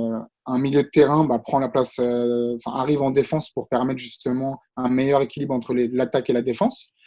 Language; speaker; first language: French; native; French